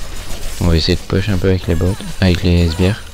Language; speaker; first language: French; native; French